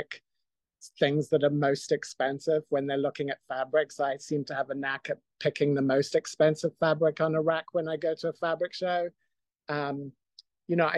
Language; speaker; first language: English; native; English